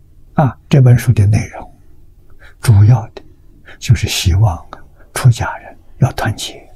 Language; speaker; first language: Chinese; native; Chinese